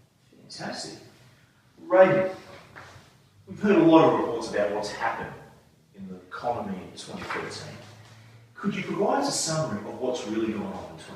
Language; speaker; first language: English; native; English